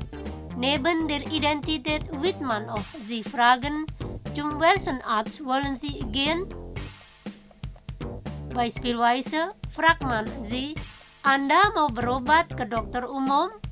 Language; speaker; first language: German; non-native, fluent; Indonesian